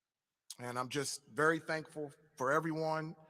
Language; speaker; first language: English; native; English